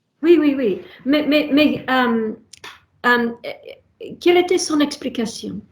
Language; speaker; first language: French; non-native, fluent; English